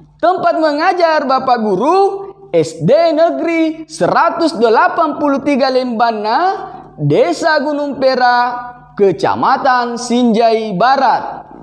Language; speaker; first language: Indonesian; native; Indonesian